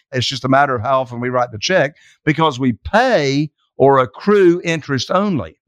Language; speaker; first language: English; native; English